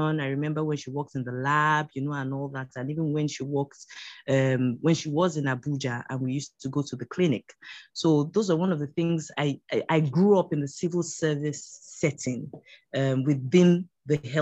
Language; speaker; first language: English; non-native, local second language; Yoruba